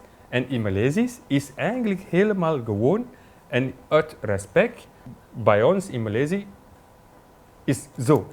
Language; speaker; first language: Dutch; non-native, fluent; Malay